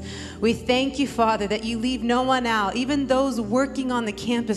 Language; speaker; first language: English; native; English